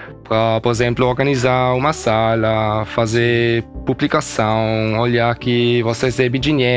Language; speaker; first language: Portuguese; early bilingual, heritage; German